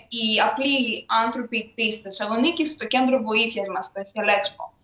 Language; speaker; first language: Greek; non-native, fluent; Ukrainian